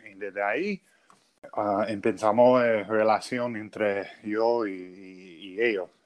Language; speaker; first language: Spanish; non-native, fluent; English